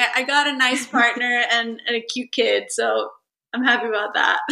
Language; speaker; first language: English; early bilingual, other home language; Italian